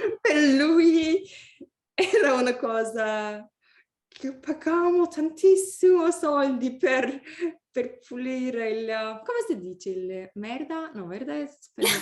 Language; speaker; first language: Italian; non-native, learner; English